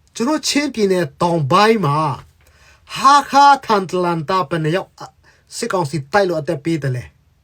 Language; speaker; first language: Burmese; non-native, local second language; Hakha Chin